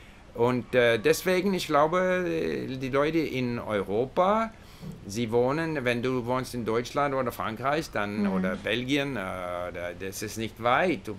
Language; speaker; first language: German; non-native, learner; English